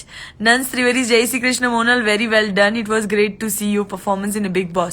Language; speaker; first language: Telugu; non-native, learner; Gujarati